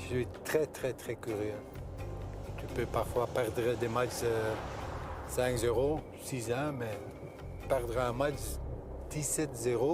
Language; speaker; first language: French; non-native, local second language; Dutch